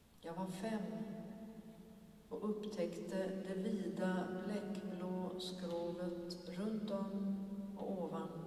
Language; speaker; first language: Swedish; native; Swedish